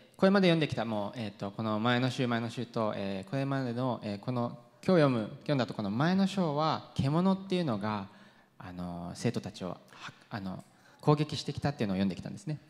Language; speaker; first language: Japanese; non-native, fluent; English